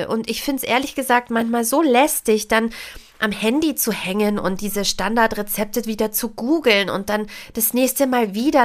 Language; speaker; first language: German; native; German